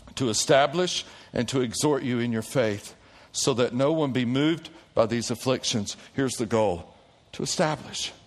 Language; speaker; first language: English; native; English